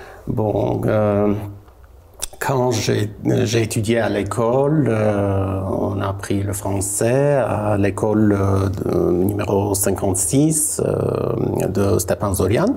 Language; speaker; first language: French; non-native, fluent; Armenian